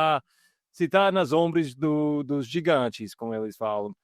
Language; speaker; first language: Portuguese; non-native, fluent; English